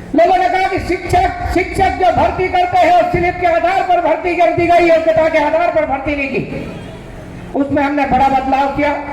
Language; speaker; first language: Hindi; native; Hindi